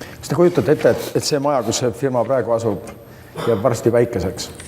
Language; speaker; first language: Estonian; native; Estonian